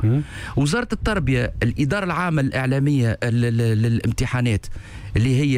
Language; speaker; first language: Arabic; native; Arabic